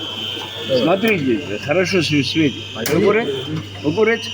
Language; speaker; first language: Russian; non-native, fluent; Georgian